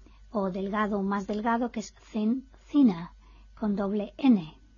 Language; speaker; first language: Spanish; native; Spanish